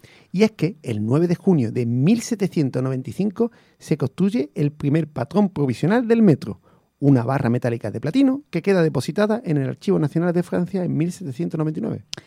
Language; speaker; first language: Spanish; native; Spanish